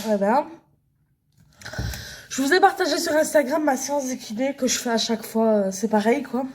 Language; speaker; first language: French; native; French